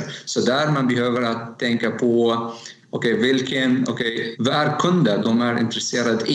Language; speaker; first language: Swedish; non-native, fluent; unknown